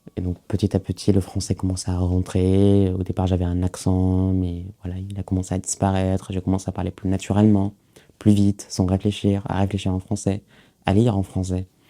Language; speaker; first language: French; early bilingual, other home language; Arabic